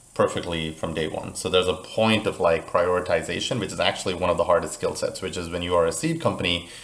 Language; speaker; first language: English; native; English